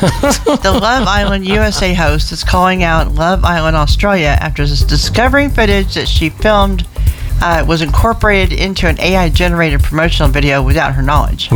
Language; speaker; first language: English; native; English